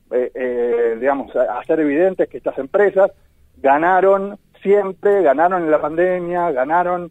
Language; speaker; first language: Spanish; native; Spanish